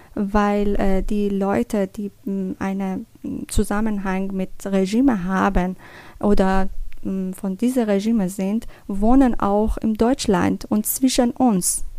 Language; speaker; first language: German; non-native, learner; Persian